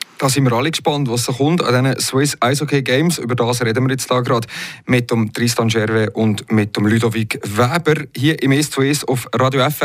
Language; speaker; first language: German; native; German